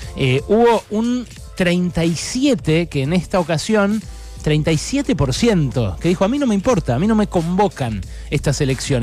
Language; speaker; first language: Spanish; native; Spanish